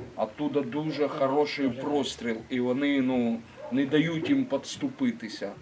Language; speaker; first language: Ukrainian; native; Ukrainian